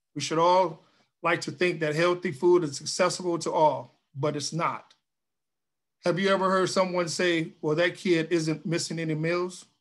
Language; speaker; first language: English; native; English